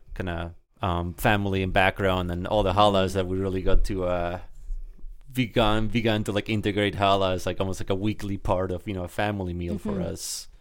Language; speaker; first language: English; early bilingual, other home language; Spanish